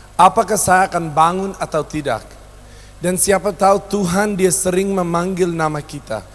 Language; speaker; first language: Indonesian; non-native, local second language; English